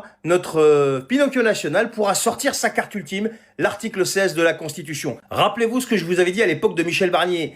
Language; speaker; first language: French; native; French